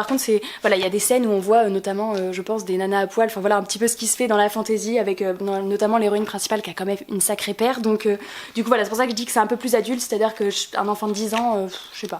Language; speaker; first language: French; native; French